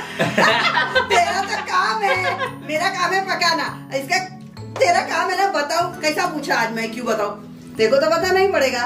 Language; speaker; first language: Hindi; non-native, local second language; Urdu